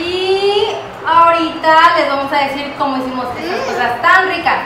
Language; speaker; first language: Spanish; native; Spanish